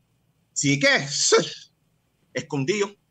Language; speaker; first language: Spanish; early bilingual, heritage; English